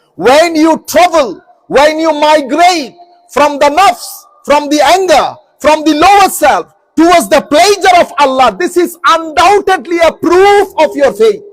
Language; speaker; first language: English; non-native, local second language; Bangla